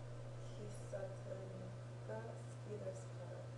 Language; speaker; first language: Japanese; non-native, learner; English